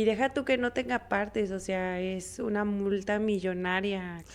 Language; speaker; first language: Spanish; native; Spanish